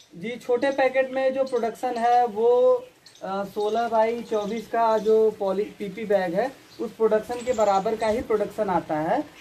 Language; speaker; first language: Hindi; native; Hindi